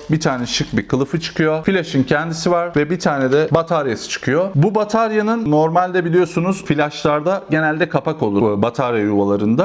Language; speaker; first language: Turkish; native; Turkish